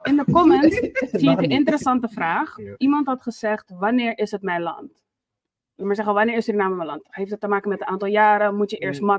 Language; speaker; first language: Dutch; native; Dutch